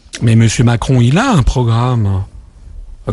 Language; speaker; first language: French; native; French